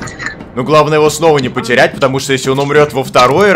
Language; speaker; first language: Russian; native; Russian